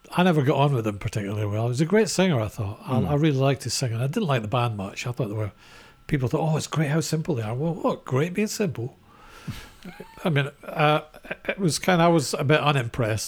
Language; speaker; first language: English; native; English